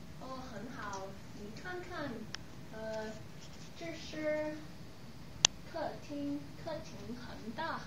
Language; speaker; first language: Chinese; non-native, learner; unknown